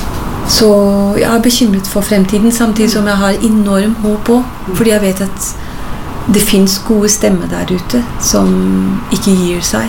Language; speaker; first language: Norwegian; non-native, fluent; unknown